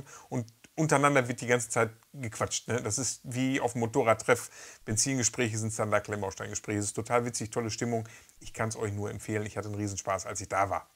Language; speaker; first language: German; native; German